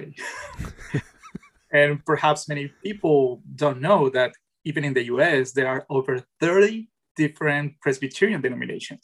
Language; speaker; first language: English; non-native, fluent; Spanish